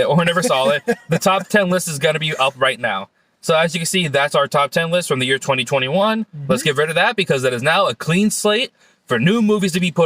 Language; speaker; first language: English; native; English